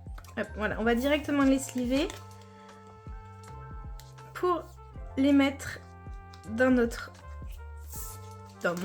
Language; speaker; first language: French; native; French